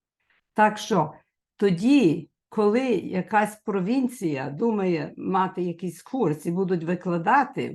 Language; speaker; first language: Ukrainian; early bilingual, heritage; Ukrainian